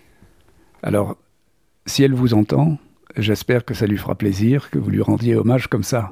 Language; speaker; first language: French; native; French